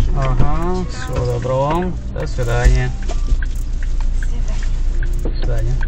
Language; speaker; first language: Russian; non-native, local second language; Kyrgyz